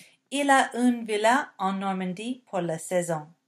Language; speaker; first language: French; non-native, learner; English